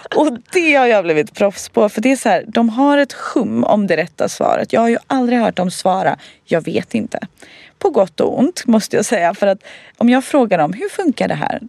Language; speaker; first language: Swedish; early bilingual, other home language; Bosnian